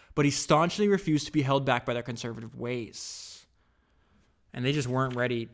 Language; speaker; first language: English; native; English